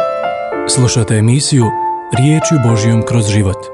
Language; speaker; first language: Croatian; native; Croatian